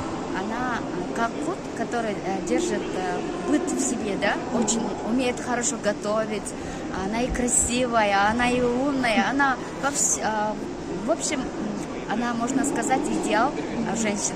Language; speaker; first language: Russian; non-native, local second language; Kyrgyz